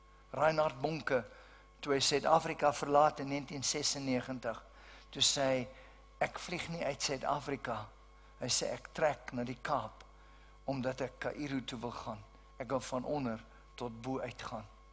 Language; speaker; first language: Afrikaans; native; Afrikaans